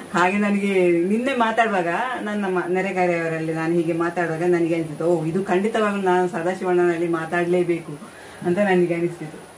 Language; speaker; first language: Kannada; non-native, local second language; Tulu